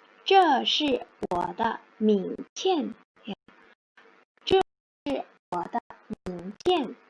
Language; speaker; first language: Chinese; non-native, fluent; Indonesian